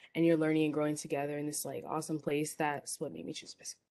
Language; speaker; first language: English; native; English